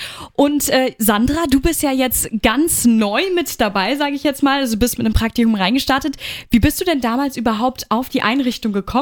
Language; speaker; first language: German; native; German